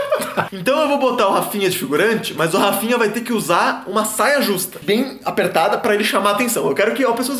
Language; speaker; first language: Portuguese; native; Portuguese